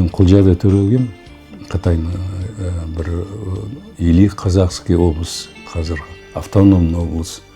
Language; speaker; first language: Kyrgyz; non-native, fluent; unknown